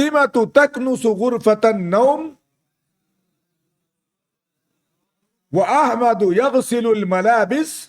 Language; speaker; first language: Arabic; non-native, fluent; Urdu